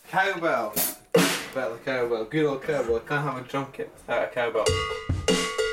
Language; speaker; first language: English; native; English